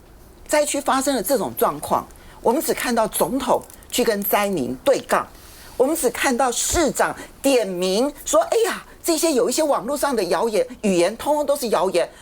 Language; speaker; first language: Chinese; native; Chinese